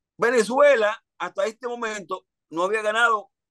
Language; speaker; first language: Spanish; native; Spanish